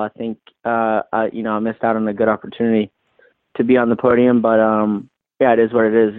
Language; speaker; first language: English; native; English